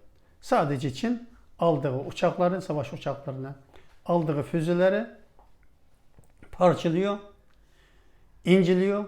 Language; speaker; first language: Turkish; non-native, fluent; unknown